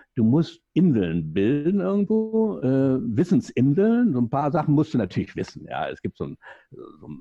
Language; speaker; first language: German; native; German